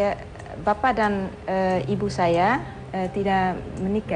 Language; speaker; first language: Indonesian; non-native, learner; Dutch